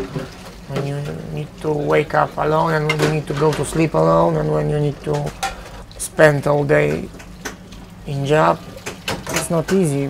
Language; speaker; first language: English; non-native, learner; Polish